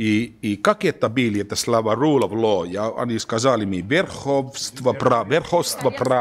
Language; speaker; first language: Russian; non-native, learner; Finnish